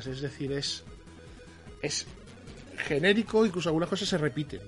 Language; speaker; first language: Spanish; native; Spanish